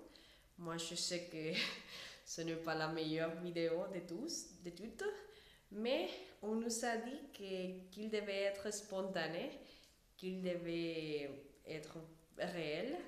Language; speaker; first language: French; non-native, learner; Spanish